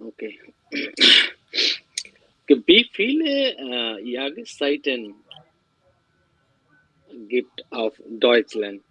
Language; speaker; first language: German; non-native, learner; Bangla